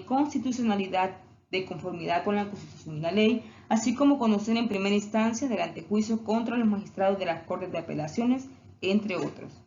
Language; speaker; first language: Spanish; native; Spanish